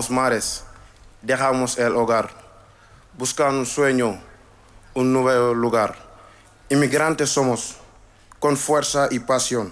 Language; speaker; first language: Spanish; non-native, learner; Wolof